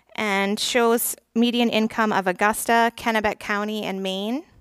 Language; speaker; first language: English; native; English